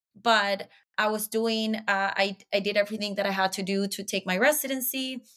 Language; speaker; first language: English; non-native, fluent; Spanish